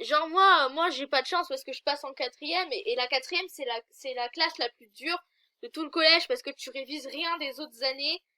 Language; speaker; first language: French; native; French